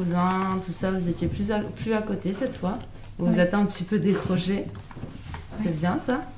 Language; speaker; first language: French; native; French